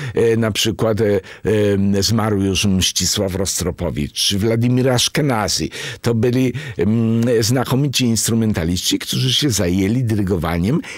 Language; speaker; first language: Polish; native; Polish